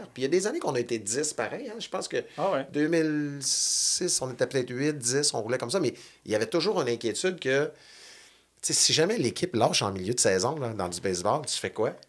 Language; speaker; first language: French; native; French